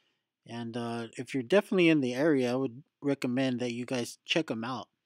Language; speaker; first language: English; native; English